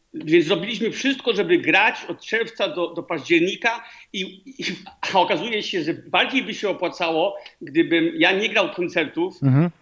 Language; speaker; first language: Polish; early bilingual, heritage; Polish